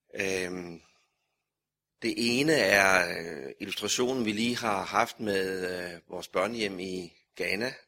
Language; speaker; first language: Danish; native; Danish